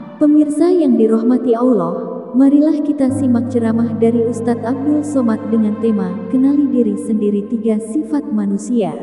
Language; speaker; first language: Indonesian; native; Indonesian